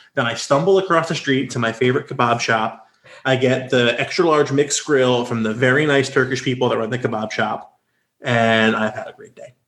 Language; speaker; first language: English; native; English